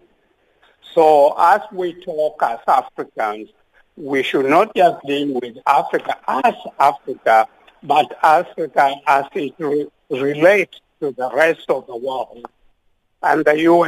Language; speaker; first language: English; non-native, local second language; Luo (Kenya and Tanzania)